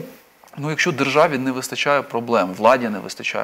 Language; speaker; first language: Ukrainian; native; Ukrainian